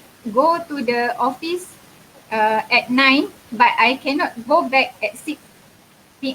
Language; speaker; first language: English; non-native, local second language; Malay